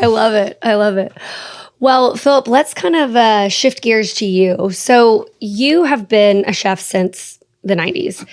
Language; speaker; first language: English; native; English